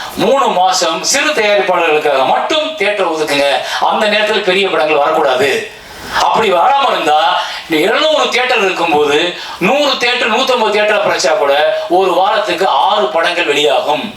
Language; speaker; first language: Tamil; native; Tamil